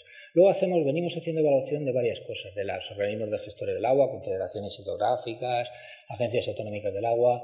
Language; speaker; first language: Spanish; native; Spanish